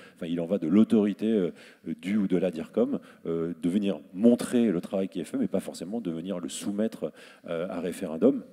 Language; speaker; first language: French; native; French